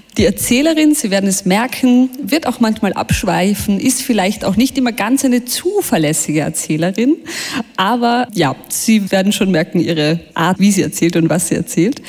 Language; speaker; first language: German; early bilingual, other home language; Bosnian